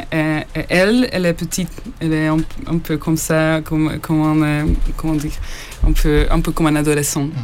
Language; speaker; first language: French; non-native, learner; Hungarian